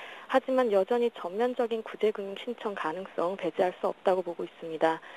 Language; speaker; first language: Korean; native; Korean